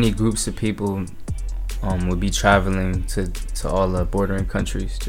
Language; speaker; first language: English; native; English